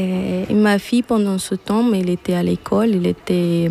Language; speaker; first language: French; non-native, fluent; Spanish